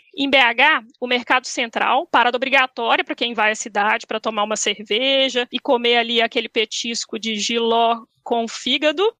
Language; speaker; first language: Portuguese; native; Portuguese